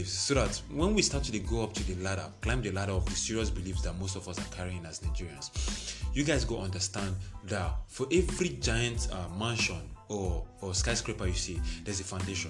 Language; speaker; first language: English; non-native, local second language; Igbo